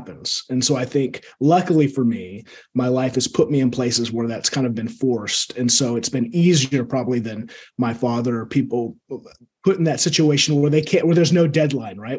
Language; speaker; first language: English; native; English